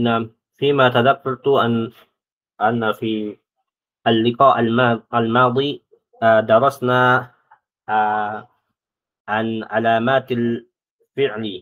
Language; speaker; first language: Arabic; non-native, learner; Indonesian